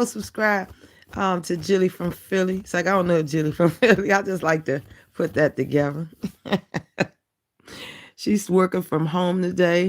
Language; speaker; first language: English; native; English